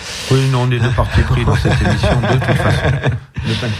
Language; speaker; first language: French; native; French